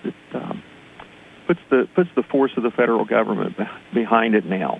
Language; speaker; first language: English; native; English